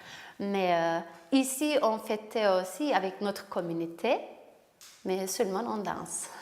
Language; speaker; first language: French; non-native, learner; Kurdish